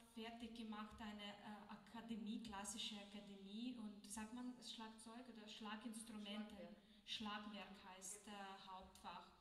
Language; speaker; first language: German; non-native, learner; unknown